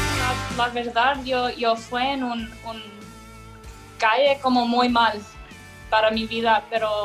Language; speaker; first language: Spanish; non-native, learner; English